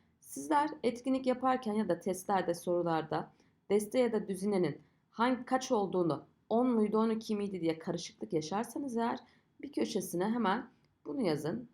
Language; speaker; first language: Turkish; native; Turkish